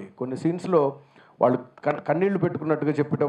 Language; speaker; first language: Telugu; native; Telugu